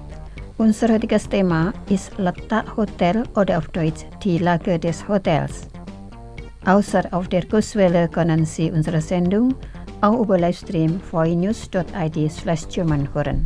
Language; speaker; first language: German; non-native, fluent; Indonesian